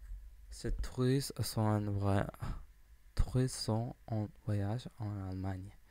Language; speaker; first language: French; non-native, learner; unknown